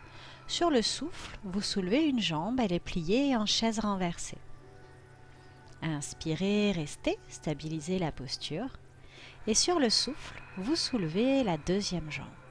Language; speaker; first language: French; native; French